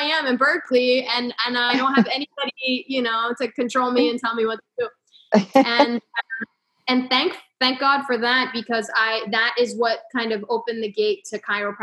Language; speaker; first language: English; non-native, fluent; Persian